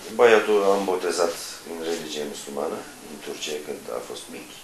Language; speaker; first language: Romanian; non-native, fluent; Turkish